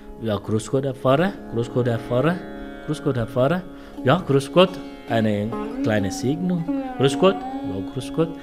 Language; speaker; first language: German; non-native, fluent; Tamil